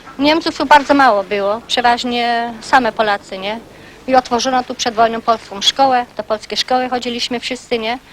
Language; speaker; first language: Polish; native; Polish